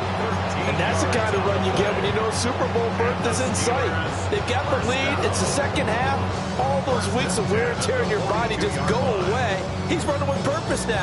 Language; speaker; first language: English; native; English